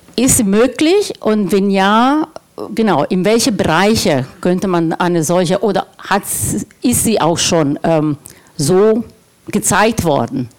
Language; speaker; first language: German; non-native, fluent; Italian